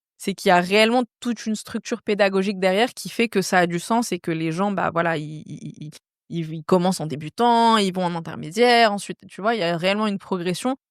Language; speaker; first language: French; native; French